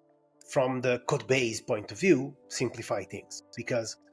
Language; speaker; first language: English; non-native, fluent; Italian